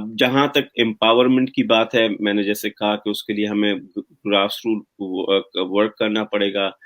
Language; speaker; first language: Urdu; native; Urdu